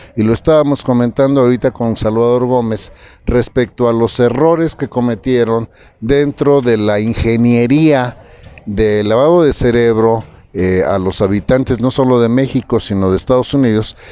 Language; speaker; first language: Spanish; native; Spanish